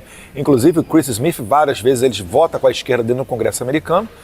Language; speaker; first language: Portuguese; native; Portuguese